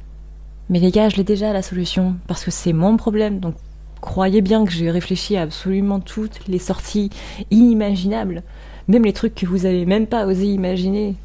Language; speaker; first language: French; native; French